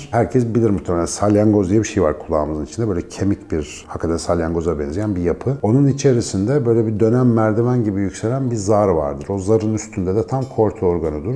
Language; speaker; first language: Turkish; native; Turkish